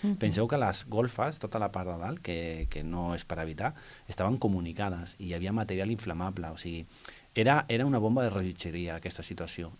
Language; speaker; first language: Catalan; non-native, local second language; Spanish